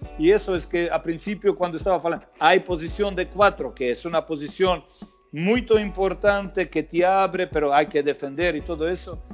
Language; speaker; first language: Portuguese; non-native, learner; Croatian